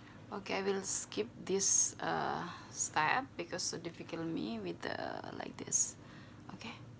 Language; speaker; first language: English; non-native, learner; Indonesian